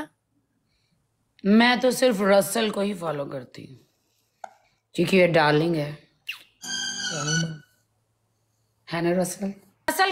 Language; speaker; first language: Hindi; non-native, learner; Bangla